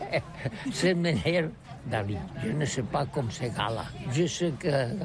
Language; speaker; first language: French; non-native, learner; Catalan